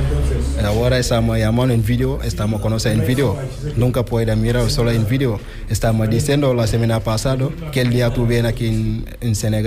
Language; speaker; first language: Spanish; non-native, learner; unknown